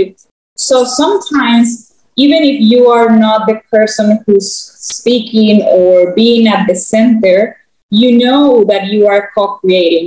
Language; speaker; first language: English; non-native, fluent; Spanish